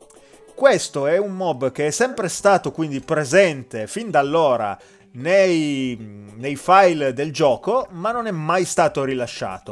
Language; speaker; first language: Italian; native; Italian